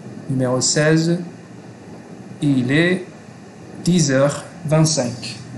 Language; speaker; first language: French; non-native, fluent; Malay